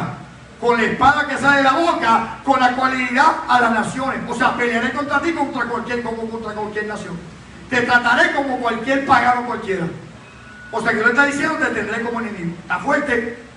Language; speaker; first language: Spanish; native; Spanish